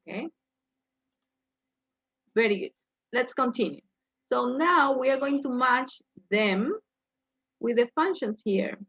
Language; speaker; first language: English; non-native, fluent; Spanish